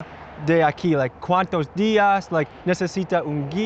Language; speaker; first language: Spanish; non-native, learner; English